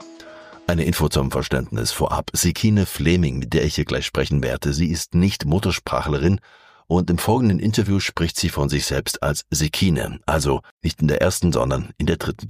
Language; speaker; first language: German; native; German